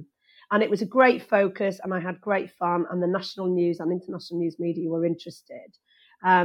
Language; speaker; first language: English; native; English